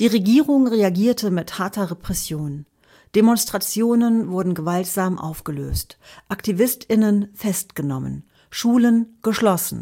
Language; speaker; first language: German; native; German